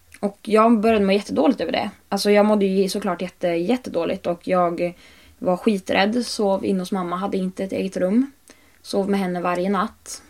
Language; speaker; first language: Swedish; native; Swedish